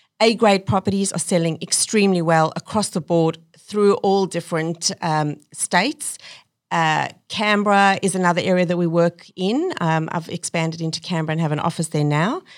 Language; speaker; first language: English; native; English